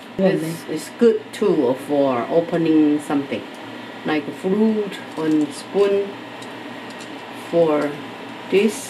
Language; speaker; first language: English; non-native, learner; Chinese